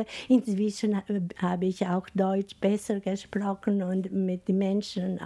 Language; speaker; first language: German; non-native, fluent; Albanian